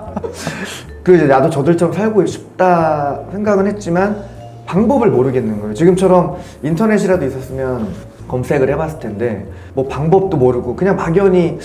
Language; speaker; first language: Korean; native; Korean